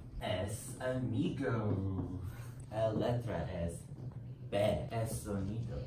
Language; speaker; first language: Spanish; non-native, learner; English